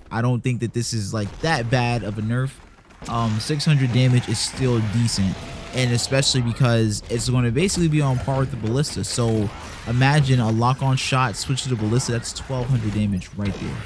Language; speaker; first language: English; native; English